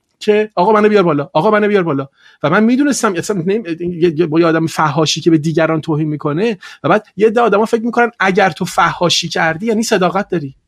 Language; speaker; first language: Persian; non-native, local second language; Kurdish